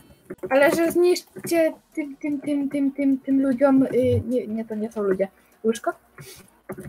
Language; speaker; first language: Polish; native; Polish